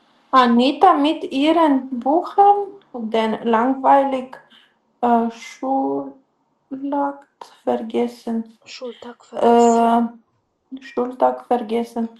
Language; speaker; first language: German; non-native, learner; Macedonian